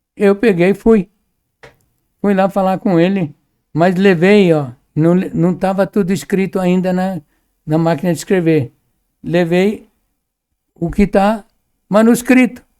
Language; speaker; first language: Portuguese; early bilingual, other home language; Arabic